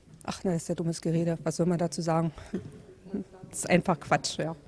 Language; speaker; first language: German; native; German